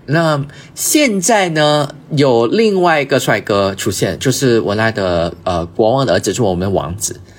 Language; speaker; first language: Chinese; early bilingual, heritage; Chinese